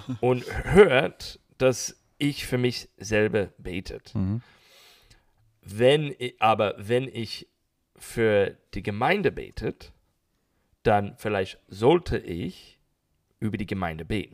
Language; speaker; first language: German; non-native, learner; English